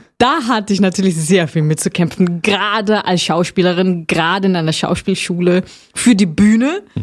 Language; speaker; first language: German; non-native, fluent; Portuguese